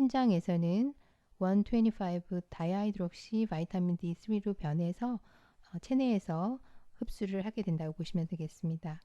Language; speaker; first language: Korean; native; Korean